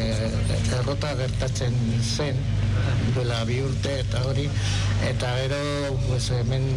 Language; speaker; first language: Basque; non-native, local second language; Spanish